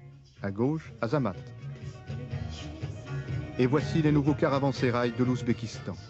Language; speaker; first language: French; native; French